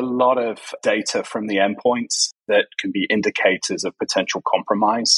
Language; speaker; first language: English; native; English